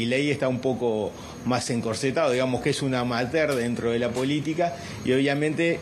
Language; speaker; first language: Spanish; native; Spanish